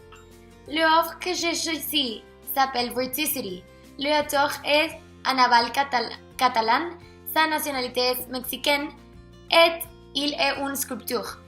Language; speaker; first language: French; non-native, learner; Spanish